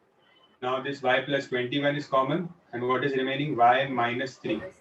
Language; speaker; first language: English; non-native, local second language; Hindi